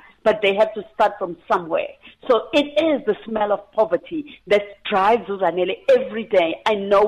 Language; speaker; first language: English; non-native, local second language; Zulu